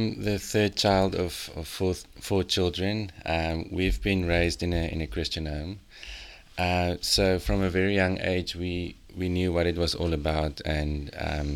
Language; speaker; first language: English; non-native, local second language; Afrikaans